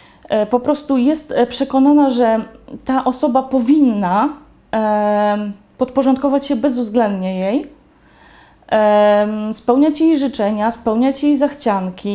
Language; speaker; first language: Polish; native; Polish